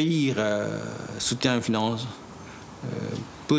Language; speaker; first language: French; non-native, learner; Japanese